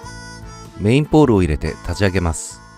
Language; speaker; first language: Japanese; native; Japanese